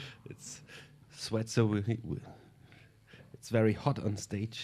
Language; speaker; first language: English; non-native, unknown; German